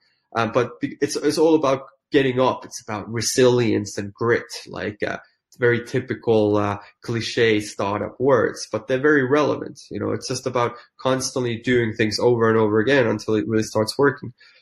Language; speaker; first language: English; non-native, fluent; Finnish